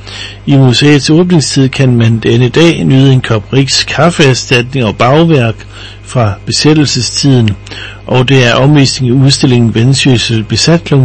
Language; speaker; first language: Danish; native; Danish